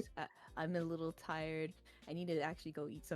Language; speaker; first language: English; native; English